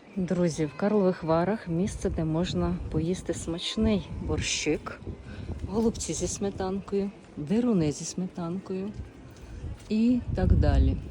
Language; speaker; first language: Ukrainian; native; Ukrainian